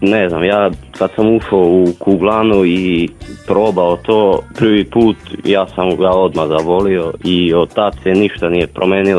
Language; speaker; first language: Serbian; non-native, local second language; Hungarian